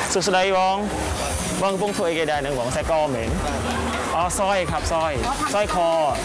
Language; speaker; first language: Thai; non-native, fluent; Khmer